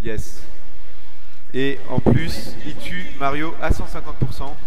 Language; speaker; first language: French; native; French